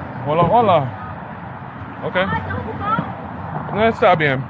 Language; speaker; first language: Spanish; non-native, learner; English